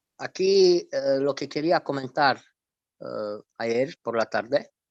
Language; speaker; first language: Spanish; non-native, fluent; Romanian